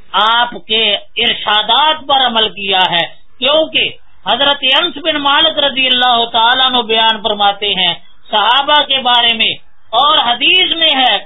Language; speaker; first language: Urdu; native; Urdu